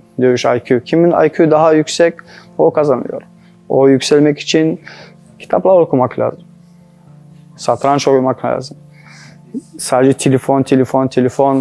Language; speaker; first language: Turkish; non-native, learner; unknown